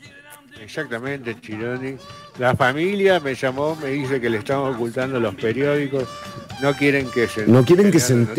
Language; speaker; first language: Spanish; native; Spanish